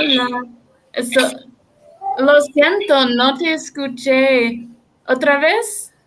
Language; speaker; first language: Spanish; non-native, learner; English